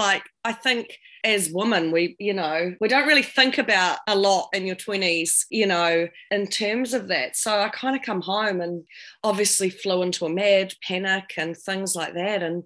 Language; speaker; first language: English; native; English